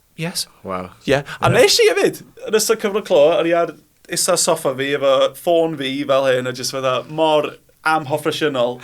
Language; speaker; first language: Welsh; non-native, local second language; English